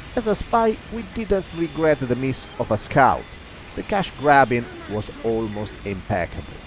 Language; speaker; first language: English; non-native, fluent; Italian